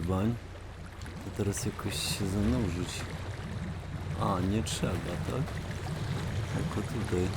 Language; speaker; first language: Polish; native; Polish